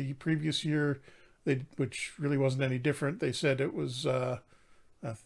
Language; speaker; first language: English; native; English